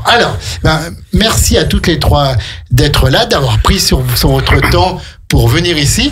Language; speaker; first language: French; native; French